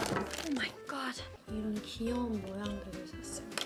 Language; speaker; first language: Korean; non-native, fluent; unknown